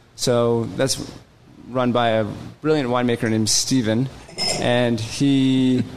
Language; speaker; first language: English; native; English